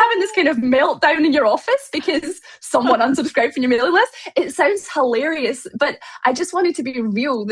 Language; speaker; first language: English; native; English